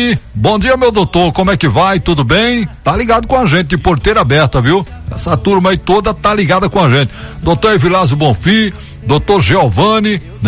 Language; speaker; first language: Portuguese; native; Portuguese